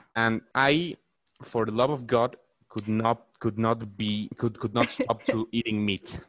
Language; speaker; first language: English; non-native, fluent; Spanish